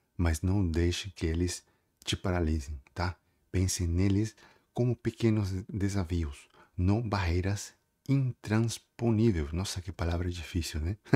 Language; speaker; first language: Portuguese; non-native, fluent; Spanish